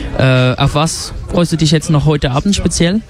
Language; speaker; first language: German; native; German